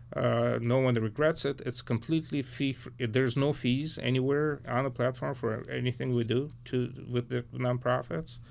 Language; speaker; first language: English; early bilingual, other home language; Ukrainian